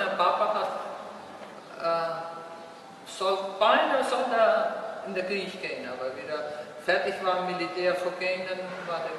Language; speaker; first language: German; early bilingual, heritage; German